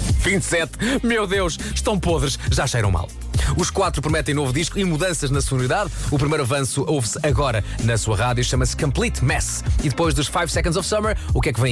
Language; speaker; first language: Portuguese; native; Portuguese